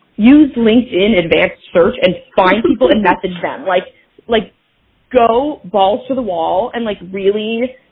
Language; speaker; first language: English; native; English